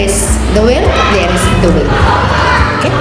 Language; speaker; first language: English; non-native, learner; Indonesian